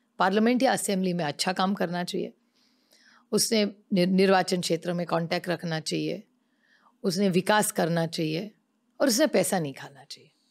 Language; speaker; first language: Hindi; non-native, local second language; Marathi